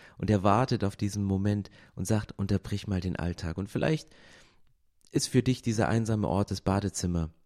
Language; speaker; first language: German; native; German